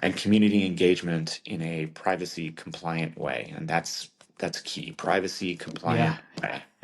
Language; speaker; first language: English; native; English